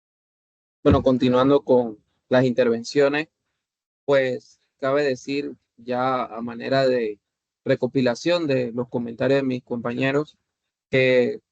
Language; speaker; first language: Spanish; native; Spanish